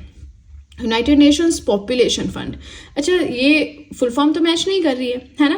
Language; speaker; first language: Hindi; native; Hindi